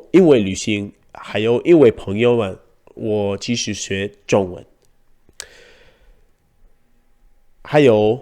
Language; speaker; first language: Chinese; non-native, learner; Spanish